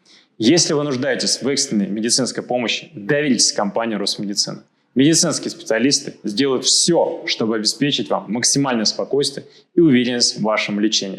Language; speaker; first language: Russian; native; Russian